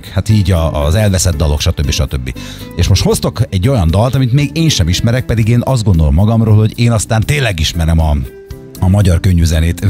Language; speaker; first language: Hungarian; native; Hungarian